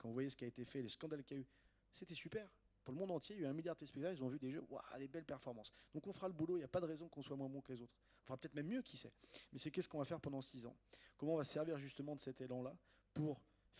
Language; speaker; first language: French; native; French